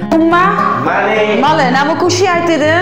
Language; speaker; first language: Kannada; non-native, learner; Dutch